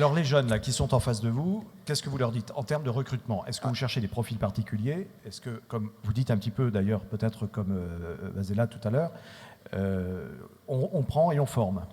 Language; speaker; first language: French; native; French